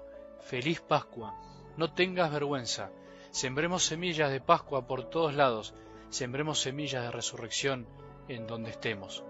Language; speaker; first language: Spanish; native; Spanish